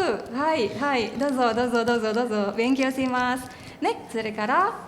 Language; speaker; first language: Japanese; non-native, fluent; Indonesian